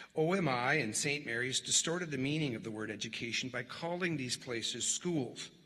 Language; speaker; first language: English; native; English